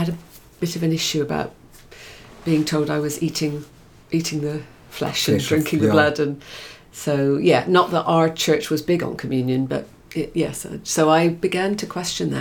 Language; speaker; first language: English; native; English